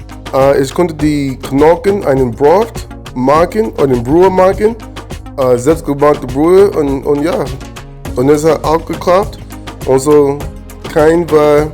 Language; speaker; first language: German; non-native, learner; English